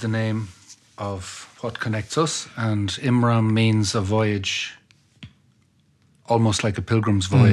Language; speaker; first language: English; non-native, local second language; Irish